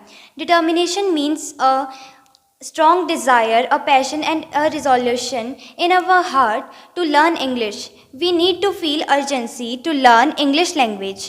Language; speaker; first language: English; non-native, fluent; Hindi